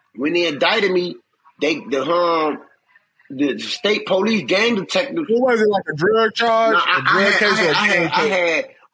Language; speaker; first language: English; native; English